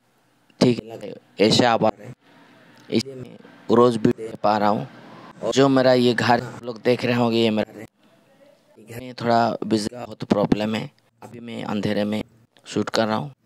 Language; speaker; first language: Hindi; non-native, local second language; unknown